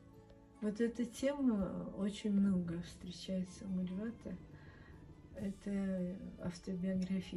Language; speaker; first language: Russian; non-native, local second language; Tajik